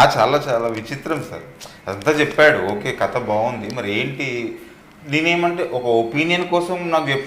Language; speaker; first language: Telugu; native; Telugu